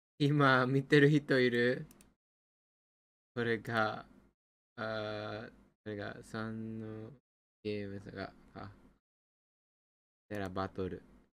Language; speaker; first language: Japanese; non-native, fluent; English